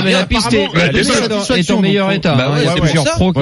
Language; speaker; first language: French; native; French